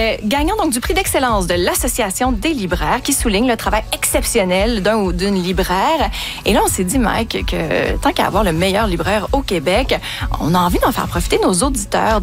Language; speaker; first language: French; native; French